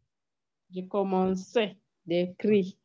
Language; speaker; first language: French; non-native, learner; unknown